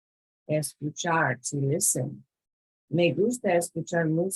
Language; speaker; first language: Spanish; non-native, fluent; English